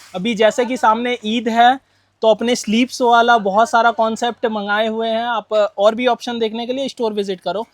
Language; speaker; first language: Hindi; non-native, local second language; Bangla